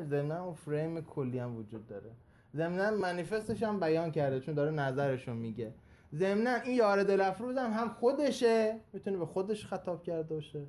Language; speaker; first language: Persian; native; Persian